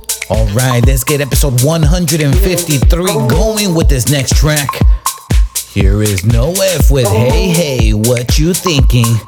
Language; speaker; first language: English; native; English